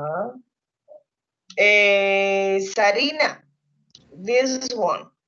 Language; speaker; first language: English; non-native, fluent; Spanish